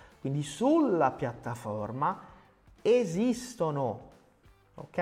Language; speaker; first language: Italian; non-native, fluent; Portuguese